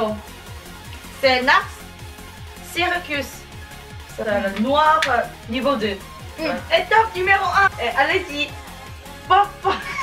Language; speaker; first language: French; non-native, learner; Japanese